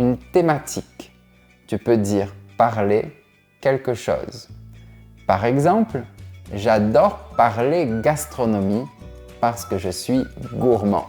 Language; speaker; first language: French; native; French